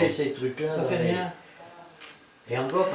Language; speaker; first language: French; native; French